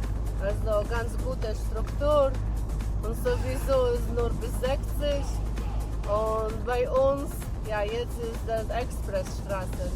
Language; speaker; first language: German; non-native, learner; Polish